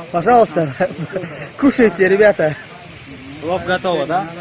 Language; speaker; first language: Russian; non-native, learner; Tajik